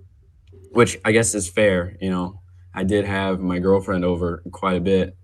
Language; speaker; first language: English; native; English